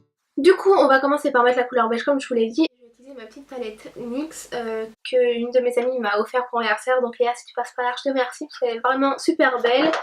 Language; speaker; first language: French; native; French